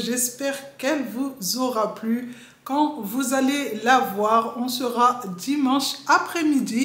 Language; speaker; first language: French; non-native, local second language; Comorian